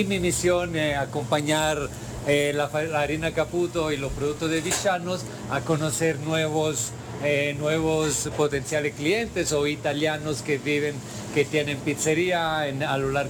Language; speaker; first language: Spanish; non-native, fluent; Italian